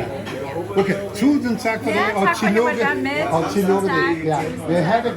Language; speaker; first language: Danish; non-native, learner; Pashto